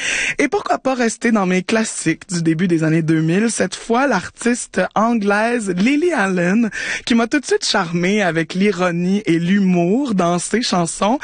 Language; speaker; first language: French; native; French